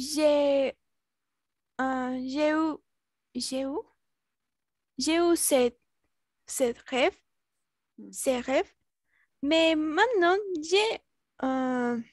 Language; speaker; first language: French; non-native, learner; Spanish